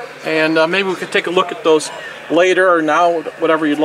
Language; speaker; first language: English; native; English